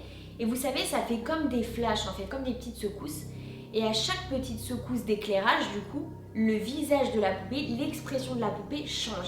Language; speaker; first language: French; native; French